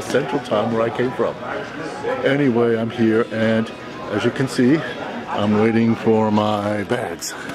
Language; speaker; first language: English; native; English